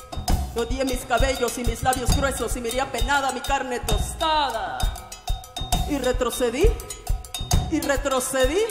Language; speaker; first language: Spanish; native; Spanish